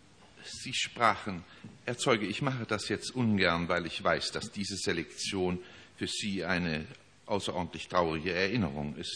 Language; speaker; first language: German; native; German